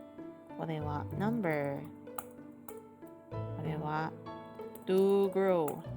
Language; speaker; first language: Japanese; non-native, learner; Filipino